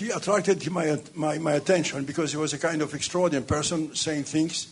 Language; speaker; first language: English; non-native, fluent; Greek